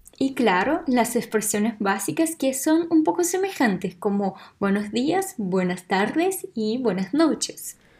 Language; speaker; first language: Spanish; non-native, fluent; Portuguese